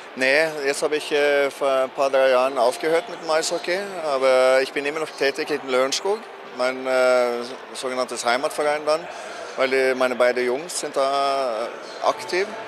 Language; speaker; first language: German; non-native, fluent; Norwegian